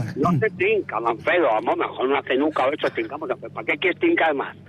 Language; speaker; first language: Spanish; native; Spanish